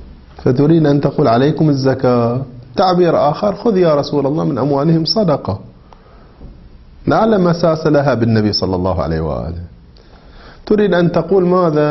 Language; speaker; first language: Arabic; native; Arabic